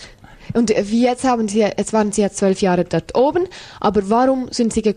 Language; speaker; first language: German; native; German